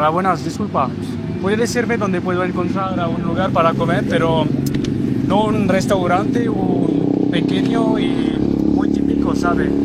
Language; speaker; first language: Spanish; non-native, learner; French